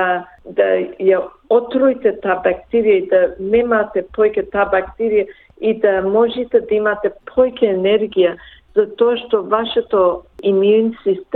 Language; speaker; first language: Macedonian; early bilingual, heritage; Macedonian